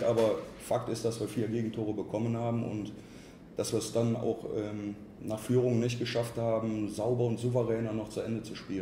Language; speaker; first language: German; native; German